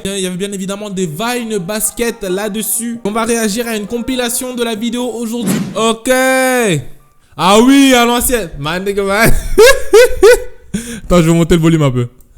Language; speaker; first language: French; native; French